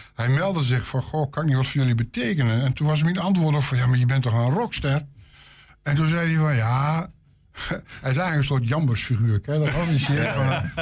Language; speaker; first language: Dutch; native; Dutch